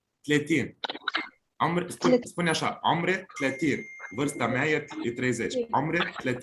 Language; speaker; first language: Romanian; non-native, fluent; Arabic